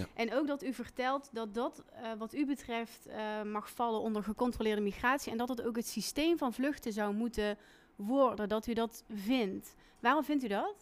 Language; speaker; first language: Dutch; native; Dutch